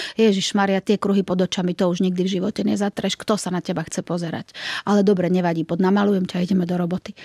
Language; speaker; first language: Slovak; native; Slovak